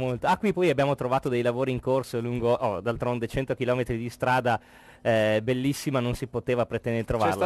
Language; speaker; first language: Italian; native; Italian